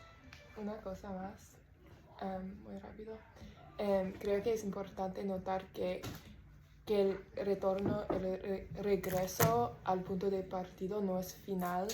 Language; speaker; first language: Spanish; non-native, learner; English